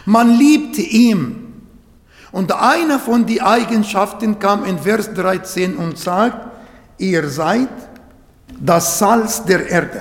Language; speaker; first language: German; non-native, fluent; Arabic